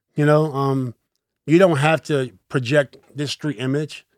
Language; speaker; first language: English; early bilingual, other home language; Akan